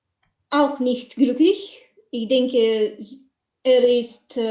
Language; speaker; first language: German; non-native, learner; Macedonian